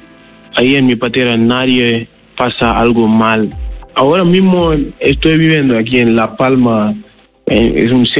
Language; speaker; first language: Spanish; non-native, learner; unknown